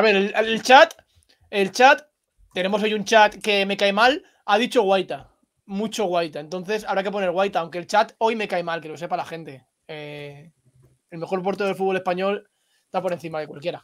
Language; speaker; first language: Spanish; native; Spanish